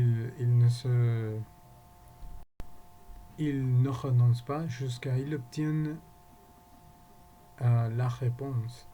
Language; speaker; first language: French; non-native, learner; Spanish